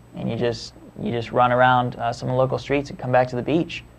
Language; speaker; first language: English; native; English